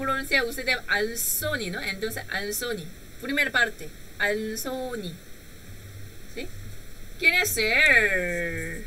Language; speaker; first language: Spanish; non-native, learner; Korean